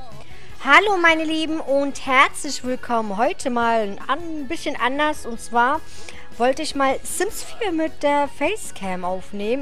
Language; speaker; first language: German; native; German